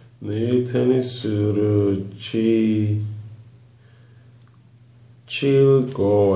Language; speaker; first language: Korean; non-native, learner; English